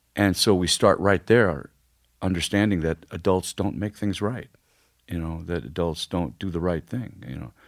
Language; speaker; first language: English; native; English